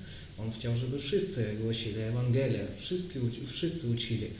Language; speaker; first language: Polish; non-native, learner; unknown